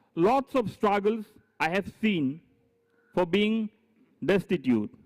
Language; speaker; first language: English; non-native, local second language; Assamese